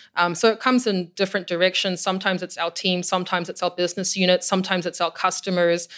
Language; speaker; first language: English; native; English